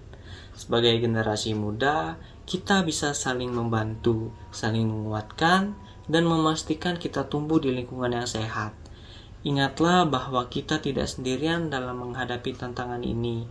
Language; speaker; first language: Indonesian; native; Indonesian